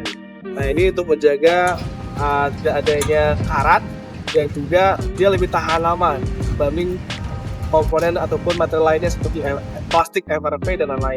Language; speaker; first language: Indonesian; native; Indonesian